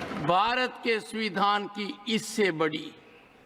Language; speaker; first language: Hindi; native; Hindi